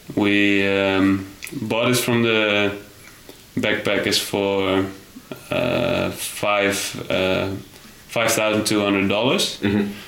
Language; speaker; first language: English; non-native, fluent; Dutch